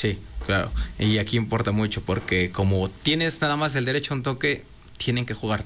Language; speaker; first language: Spanish; native; Spanish